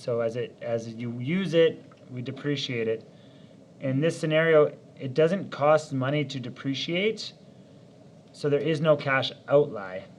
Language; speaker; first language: English; native; English